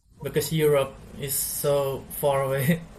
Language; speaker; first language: English; non-native, learner; Indonesian